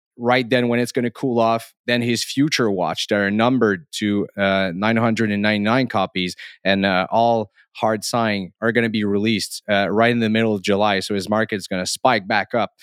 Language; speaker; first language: English; non-native, fluent; French